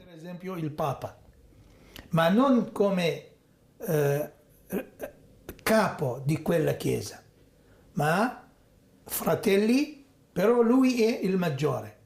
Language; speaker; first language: Italian; non-native, fluent; Arabic